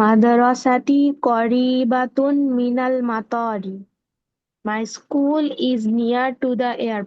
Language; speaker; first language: English; non-native, learner; Bangla